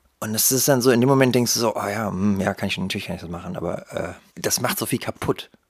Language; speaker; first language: German; early bilingual, other home language; Russian